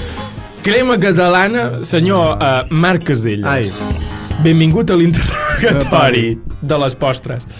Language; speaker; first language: Catalan; native; Catalan